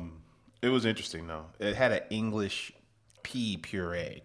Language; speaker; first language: English; native; English